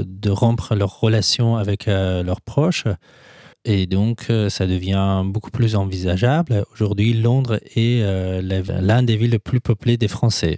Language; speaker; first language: French; non-native, fluent; Persian